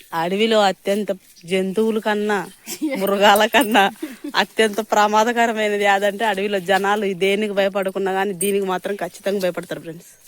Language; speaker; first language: Telugu; native; Telugu